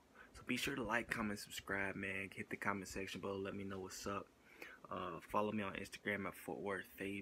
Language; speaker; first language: English; native; English